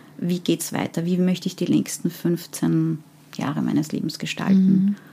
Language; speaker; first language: German; early bilingual, other home language; Persian